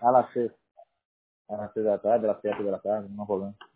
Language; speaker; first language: Spanish; non-native, learner; Portuguese